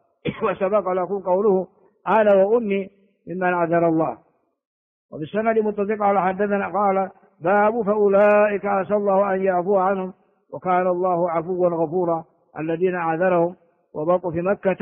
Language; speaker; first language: Arabic; non-native, fluent; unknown